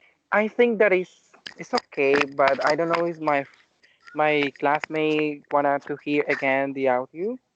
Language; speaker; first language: English; non-native, learner; Spanish